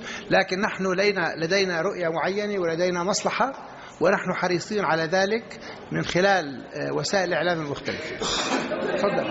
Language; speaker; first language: Arabic; native; Arabic